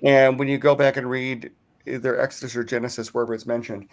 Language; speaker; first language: English; native; English